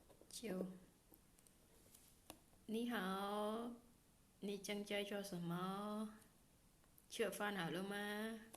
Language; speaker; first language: Chinese; non-native, learner; Khmer